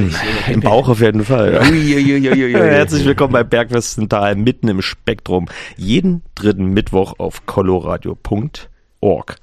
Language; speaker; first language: German; native; German